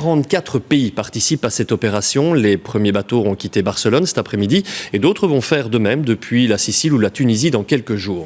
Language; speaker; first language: French; native; French